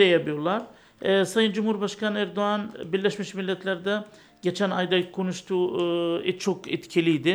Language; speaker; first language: Turkish; non-native, learner; Arabic